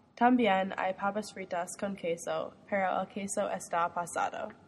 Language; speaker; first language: Spanish; non-native, learner; English